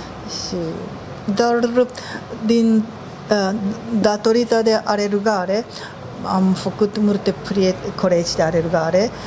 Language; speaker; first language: Romanian; non-native, learner; Japanese